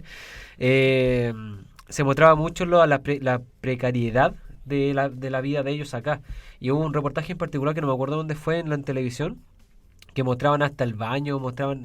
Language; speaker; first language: Spanish; native; Spanish